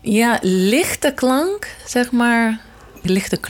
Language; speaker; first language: Dutch; non-native, fluent; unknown